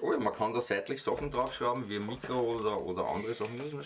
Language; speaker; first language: German; native; German